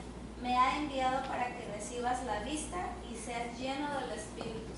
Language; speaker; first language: Spanish; native; Spanish